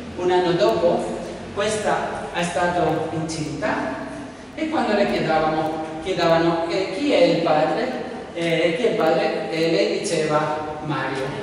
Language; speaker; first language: Italian; non-native, learner; Spanish